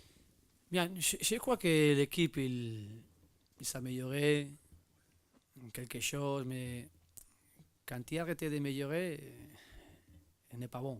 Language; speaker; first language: French; non-native, learner; Spanish